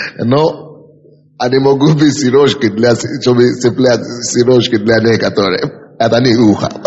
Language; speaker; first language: Russian; non-native, fluent; Yoruba